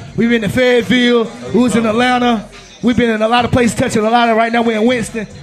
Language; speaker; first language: English; native; English